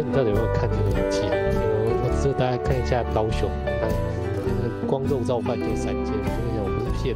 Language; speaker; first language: Chinese; native; Chinese